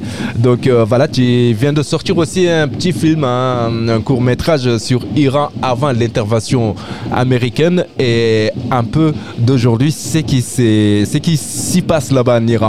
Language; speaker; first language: French; native; French